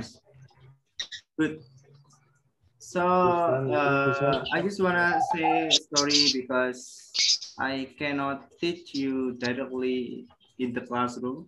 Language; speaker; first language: English; non-native, learner; Indonesian